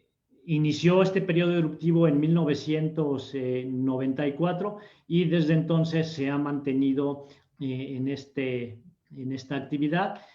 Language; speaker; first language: Spanish; native; Spanish